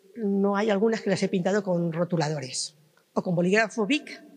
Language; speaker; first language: Spanish; native; Spanish